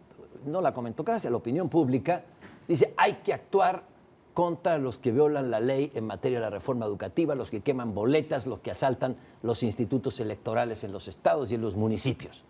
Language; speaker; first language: Spanish; native; Spanish